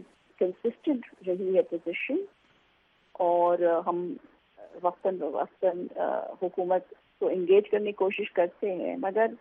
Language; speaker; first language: Urdu; native; Urdu